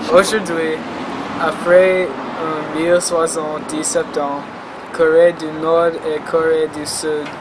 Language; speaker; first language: French; non-native, learner; English